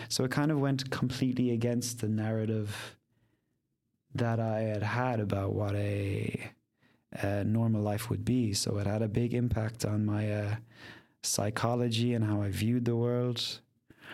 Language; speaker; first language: English; native; English